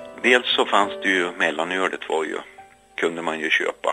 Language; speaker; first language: Swedish; native; Swedish